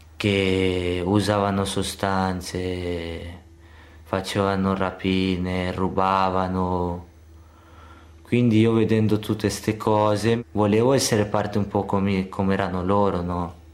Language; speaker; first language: Italian; early bilingual, other home language; Spanish